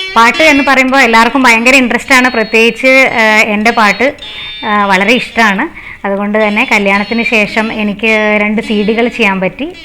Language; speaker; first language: Malayalam; native; Malayalam